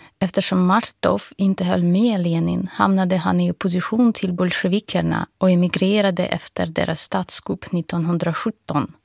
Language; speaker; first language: Swedish; non-native, fluent; Russian